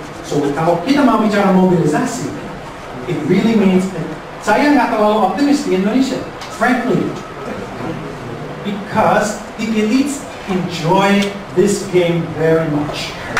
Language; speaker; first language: English; native; English